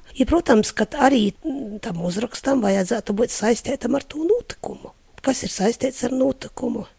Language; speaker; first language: Latvian; native; Latvian